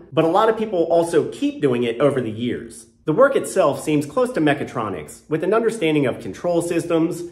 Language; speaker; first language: English; native; English